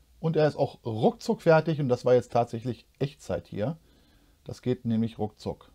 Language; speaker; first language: German; native; German